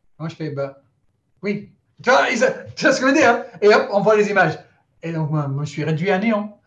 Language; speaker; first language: French; non-native, fluent; English